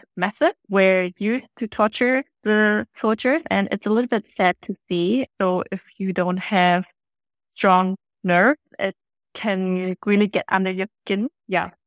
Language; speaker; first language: English; non-native, fluent; German